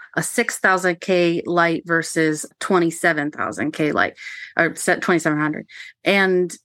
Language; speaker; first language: English; native; English